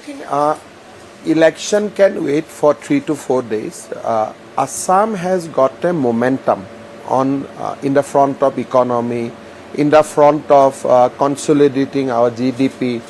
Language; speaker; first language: English; non-native, local second language; Assamese